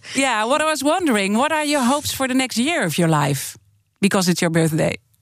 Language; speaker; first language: English; non-native, fluent; Dutch